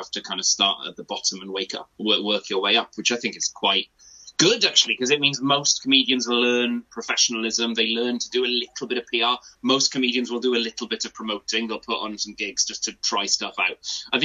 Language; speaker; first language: English; non-native, local second language; Welsh